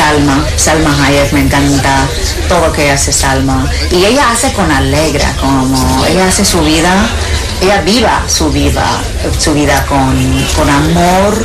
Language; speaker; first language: Spanish; early bilingual, heritage; English